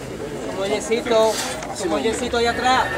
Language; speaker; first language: Spanish; native; Spanish